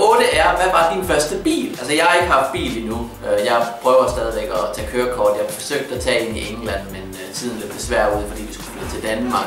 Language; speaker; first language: Danish; native; Danish